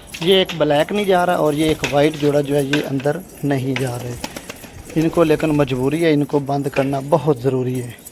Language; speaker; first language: Urdu; native; Urdu